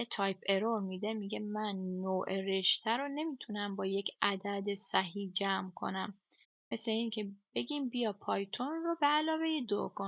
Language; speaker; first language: Persian; native; Persian